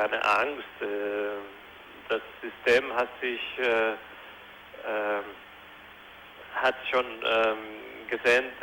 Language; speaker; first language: German; non-native, fluent; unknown